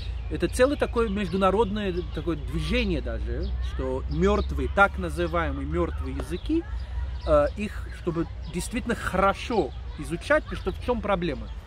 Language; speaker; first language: Russian; non-native, fluent; English